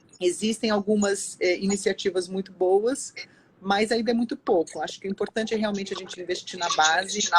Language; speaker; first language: Portuguese; native; Portuguese